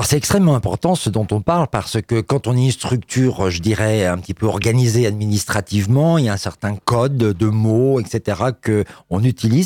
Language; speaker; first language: French; native; French